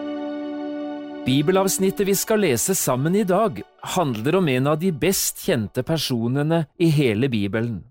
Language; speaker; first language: Norwegian; native; Norwegian